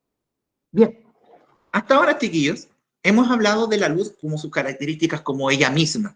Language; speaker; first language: Spanish; native; Spanish